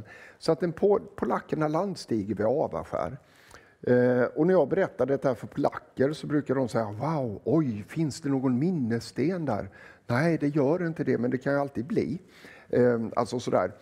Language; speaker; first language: Swedish; native; Swedish